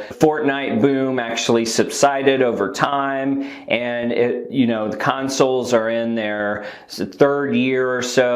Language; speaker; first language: English; native; English